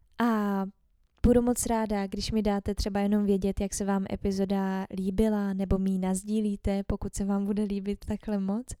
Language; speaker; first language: Czech; native; Czech